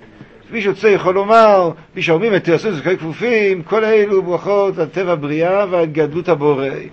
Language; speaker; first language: Hebrew; native; Hebrew